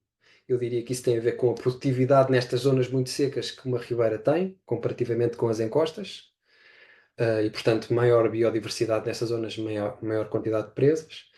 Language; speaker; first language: Portuguese; native; Portuguese